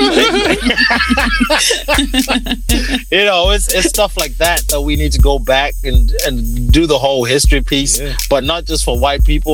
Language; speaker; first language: English; non-native, local second language; Shona